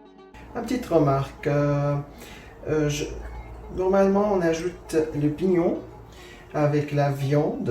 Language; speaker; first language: French; non-native, fluent; Arabic